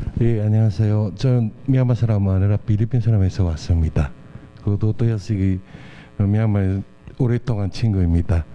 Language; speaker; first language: Korean; non-native, learner; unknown